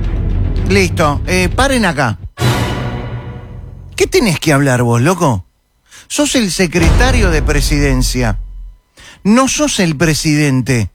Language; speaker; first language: Spanish; native; Spanish